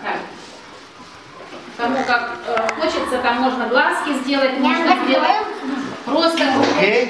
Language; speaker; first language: Russian; native; Russian